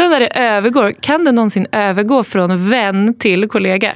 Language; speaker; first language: Swedish; native; Swedish